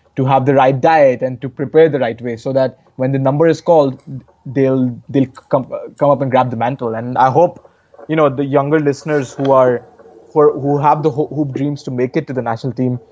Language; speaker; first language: English; non-native, local second language; Hindi